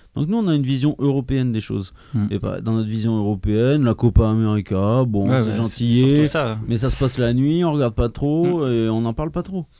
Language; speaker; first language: French; native; French